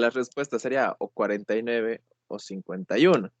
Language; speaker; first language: Spanish; native; Spanish